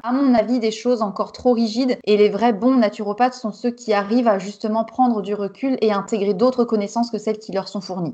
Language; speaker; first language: French; native; French